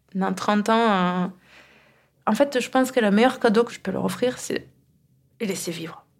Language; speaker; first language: French; non-native, local second language; Kinyarwanda